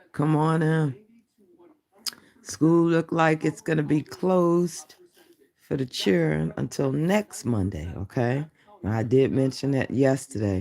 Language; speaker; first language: English; native; English